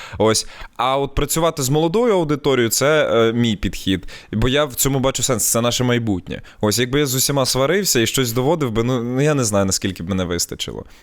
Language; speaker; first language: Ukrainian; non-native, local second language; Russian